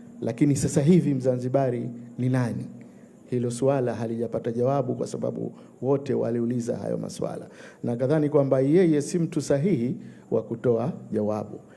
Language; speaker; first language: Swahili; native; Swahili